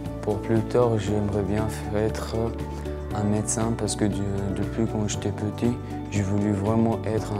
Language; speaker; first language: French; non-native, learner; Arabic